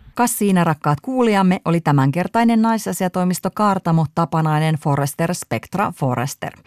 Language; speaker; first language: Finnish; native; Finnish